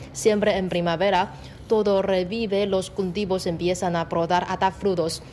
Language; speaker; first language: Spanish; non-native, fluent; Chinese